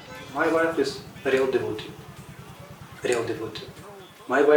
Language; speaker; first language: English; non-native, learner; Russian